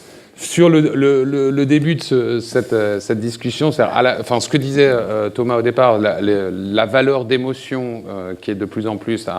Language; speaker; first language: French; native; French